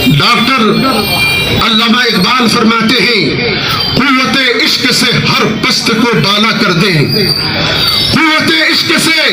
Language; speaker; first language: Urdu; native; Urdu